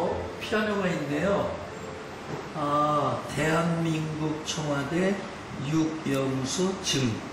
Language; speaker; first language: Korean; native; Korean